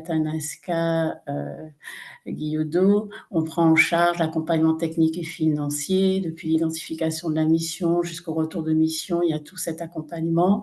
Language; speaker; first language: French; native; French